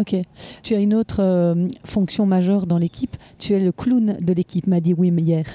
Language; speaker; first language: French; native; French